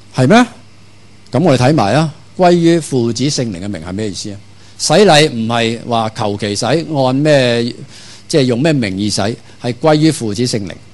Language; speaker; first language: Chinese; non-native, local second language; Cantonese